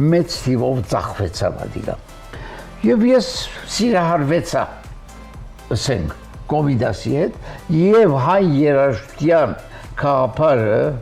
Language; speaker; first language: Armenian; native; Armenian